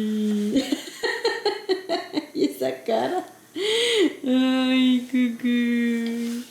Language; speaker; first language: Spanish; early bilingual, heritage; Spanish